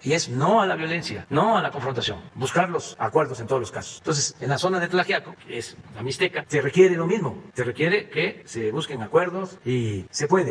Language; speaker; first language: Spanish; native; Spanish